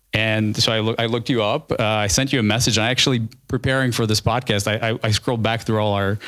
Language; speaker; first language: English; early bilingual, other home language; Ukrainian